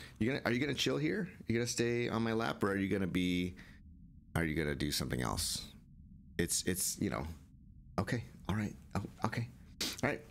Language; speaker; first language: English; native; English